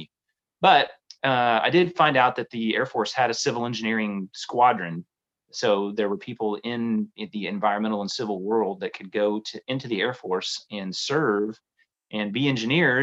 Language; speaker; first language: English; native; English